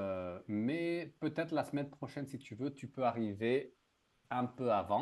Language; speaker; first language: French; native; French